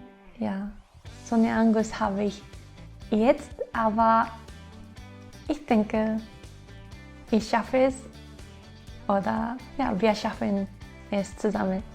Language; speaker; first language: German; non-native, fluent; Japanese